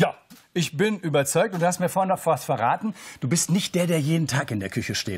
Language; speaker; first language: German; native; German